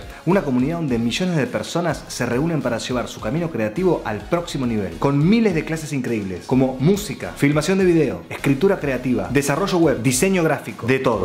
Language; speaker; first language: Spanish; native; Spanish